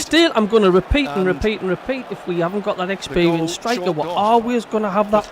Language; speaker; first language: English; native; English